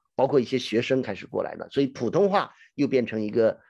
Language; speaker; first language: Chinese; native; Chinese